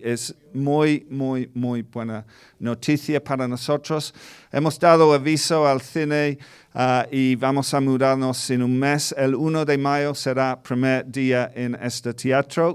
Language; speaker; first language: Spanish; non-native, fluent; English